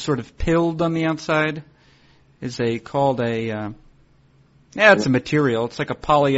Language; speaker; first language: English; native; English